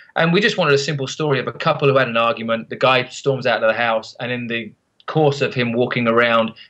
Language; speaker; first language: English; native; English